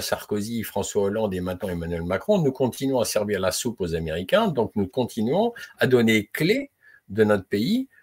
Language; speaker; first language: French; native; French